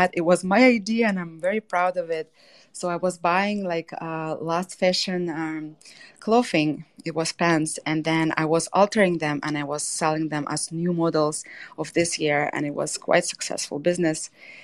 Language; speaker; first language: English; non-native, fluent; Russian